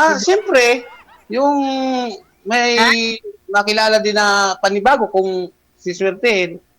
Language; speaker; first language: Filipino; non-native, local second language; Bikol